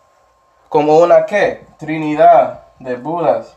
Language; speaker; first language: Spanish; non-native, fluent; English